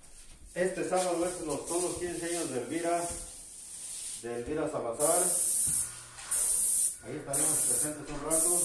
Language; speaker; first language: Spanish; native; Spanish